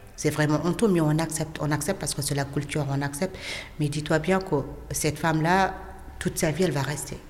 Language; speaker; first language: French; non-native, fluent; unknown